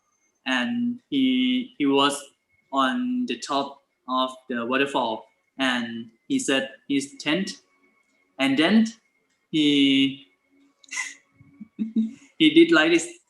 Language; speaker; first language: English; non-native, learner; Thai